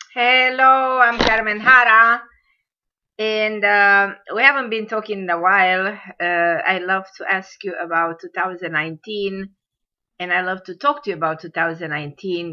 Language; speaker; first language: English; non-native, fluent; Romanian